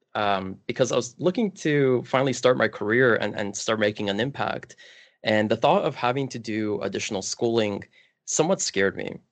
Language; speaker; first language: English; early bilingual, other home language; Polish